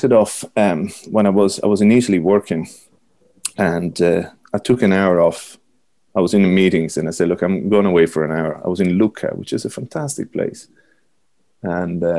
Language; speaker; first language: English; non-native, fluent; Italian